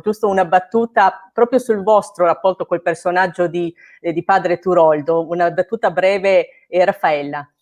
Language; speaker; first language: Italian; native; Italian